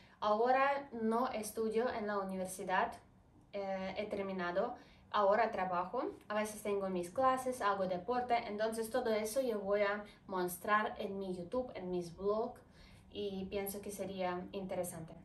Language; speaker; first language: Spanish; non-native, fluent; Ukrainian